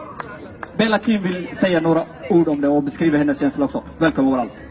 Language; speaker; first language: Swedish; non-native, fluent; Somali